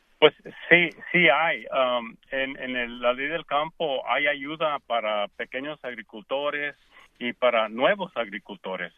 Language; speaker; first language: Spanish; early bilingual, heritage; Spanish